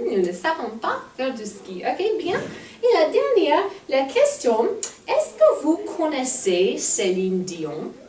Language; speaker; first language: French; non-native, fluent; English